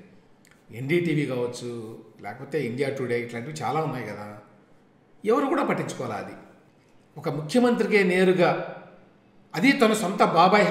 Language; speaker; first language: Telugu; native; Telugu